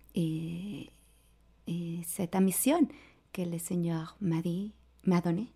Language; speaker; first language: French; non-native, learner; Spanish